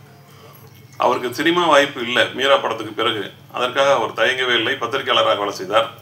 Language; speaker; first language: Tamil; native; Tamil